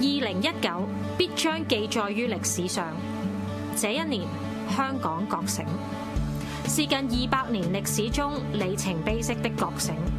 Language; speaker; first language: Chinese; native; Chinese